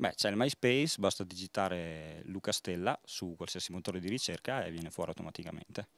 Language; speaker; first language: Italian; native; Italian